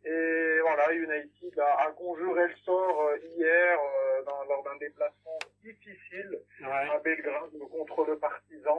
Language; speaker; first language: French; native; French